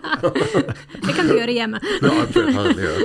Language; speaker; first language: Norwegian; non-native, fluent; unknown